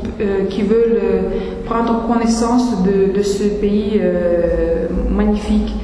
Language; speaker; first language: French; non-native, fluent; Russian